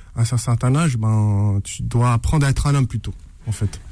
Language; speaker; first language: French; native; French